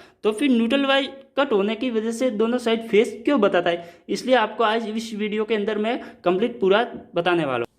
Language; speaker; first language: Hindi; native; Hindi